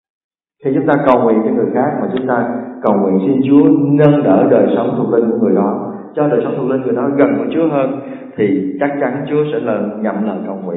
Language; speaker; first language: Vietnamese; native; Vietnamese